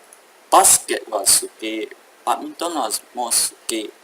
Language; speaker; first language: Japanese; non-native, learner; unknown